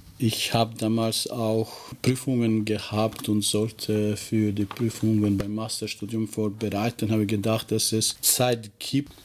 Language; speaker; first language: German; non-native, fluent; Albanian